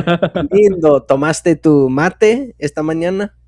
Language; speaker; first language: Spanish; non-native, fluent; English